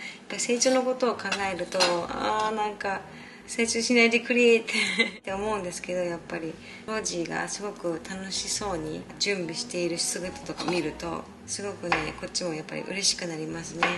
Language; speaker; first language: Japanese; native; Japanese